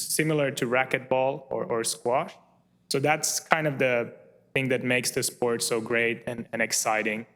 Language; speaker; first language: English; non-native, fluent; Finnish